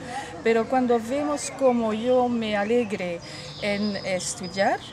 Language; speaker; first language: Spanish; non-native, learner; Dutch